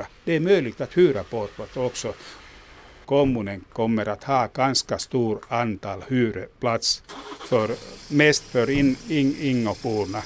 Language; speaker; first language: Swedish; non-native, local second language; Finnish